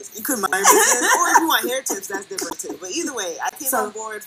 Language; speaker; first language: English; native; English